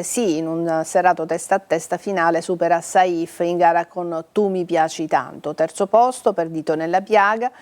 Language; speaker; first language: Italian; native; Italian